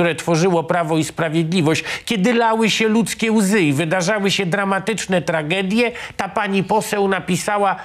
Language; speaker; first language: Polish; native; Polish